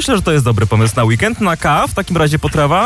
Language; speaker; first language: Polish; native; Polish